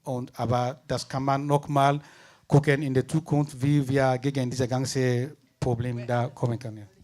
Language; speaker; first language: German; non-native, fluent; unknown